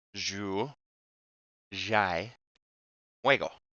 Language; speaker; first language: Chinese; non-native, learner; English